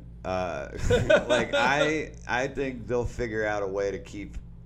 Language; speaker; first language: English; native; English